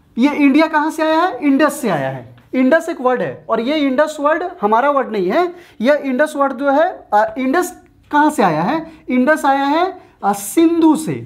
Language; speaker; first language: Hindi; native; Hindi